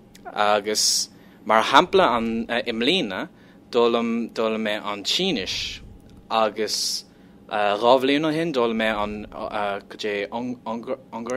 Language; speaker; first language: Irish; non-native, learner; English